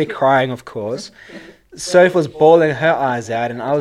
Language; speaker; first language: English; native; English